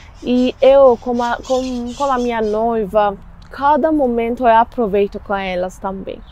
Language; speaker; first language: Portuguese; non-native, learner; Persian